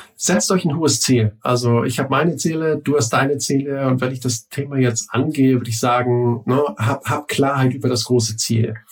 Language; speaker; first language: German; native; German